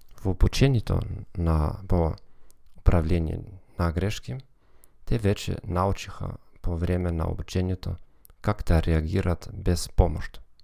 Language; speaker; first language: Bulgarian; non-native, learner; German